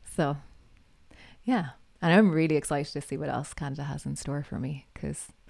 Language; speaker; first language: English; native; English